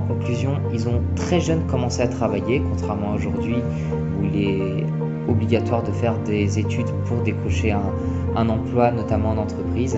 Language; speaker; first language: French; native; French